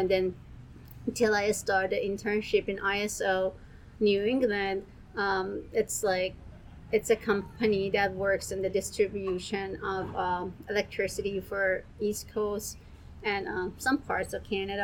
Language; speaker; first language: English; non-native, fluent; Persian